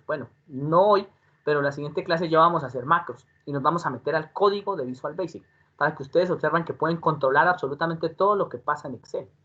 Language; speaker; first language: Spanish; native; Spanish